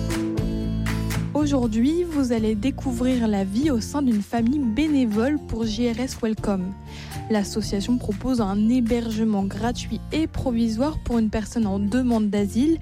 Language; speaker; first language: French; native; French